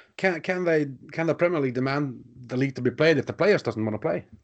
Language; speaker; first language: English; non-native, fluent; Norwegian